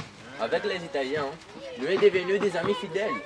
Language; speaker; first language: French; non-native, learner; Greek